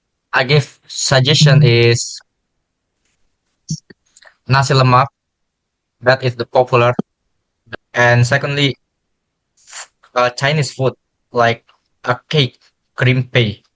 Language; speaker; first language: English; non-native, learner; Indonesian